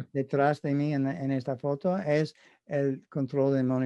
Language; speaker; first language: Spanish; non-native, fluent; English